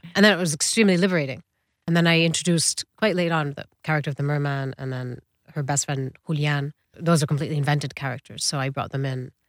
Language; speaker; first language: English; early bilingual, other home language; Dutch